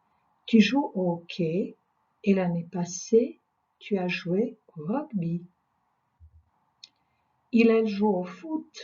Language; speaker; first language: French; non-native, fluent; Croatian